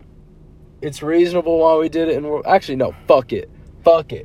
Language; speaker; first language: English; native; English